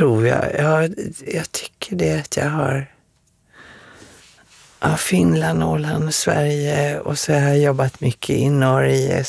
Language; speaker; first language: Swedish; native; Swedish